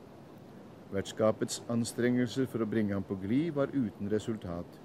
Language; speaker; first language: Norwegian; native; Norwegian